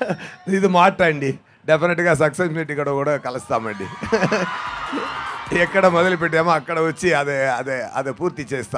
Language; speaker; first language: Telugu; non-native, fluent; Tamil